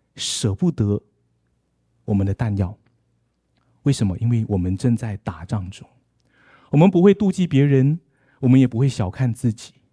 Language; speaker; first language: Chinese; native; Chinese